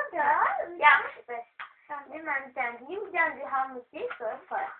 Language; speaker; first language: Turkish; non-native, learner; Azerbaijani